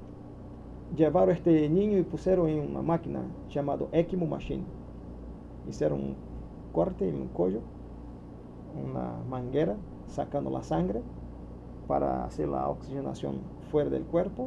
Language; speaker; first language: Spanish; non-native, learner; Portuguese